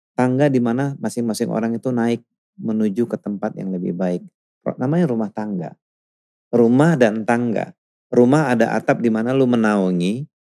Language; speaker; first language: Indonesian; native; Indonesian